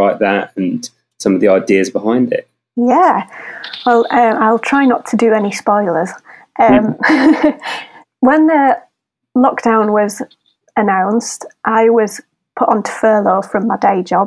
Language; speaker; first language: English; native; English